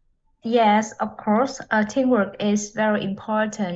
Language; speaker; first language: English; non-native, learner; Vietnamese